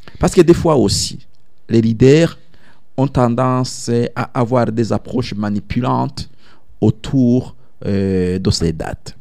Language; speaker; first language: French; non-native, local second language; Rundi